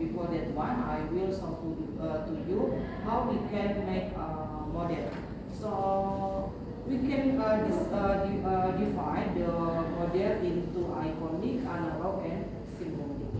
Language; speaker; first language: English; non-native, learner; Indonesian